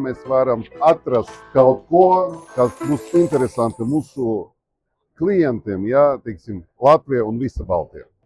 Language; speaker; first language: Latvian; non-native, local second language; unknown